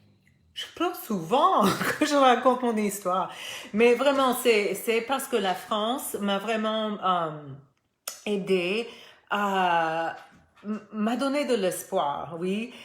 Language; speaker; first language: French; non-native, fluent; Spanish